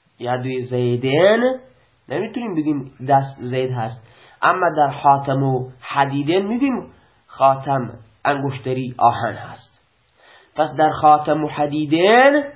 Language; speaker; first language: Persian; non-native, local second language; Baluchi